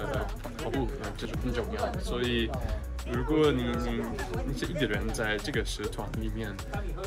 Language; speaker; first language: Chinese; non-native, fluent; English